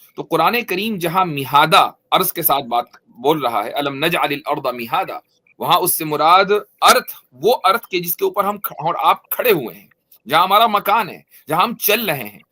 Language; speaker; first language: Urdu; native; Urdu